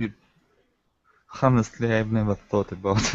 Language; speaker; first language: English; non-native, learner; Russian